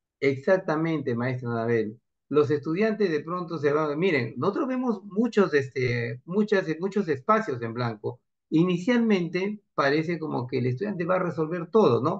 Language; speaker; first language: Spanish; native; Spanish